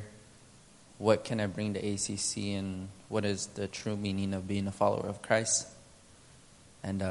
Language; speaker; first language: English; early bilingual, other home language; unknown